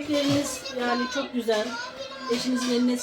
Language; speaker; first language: Turkish; native; Turkish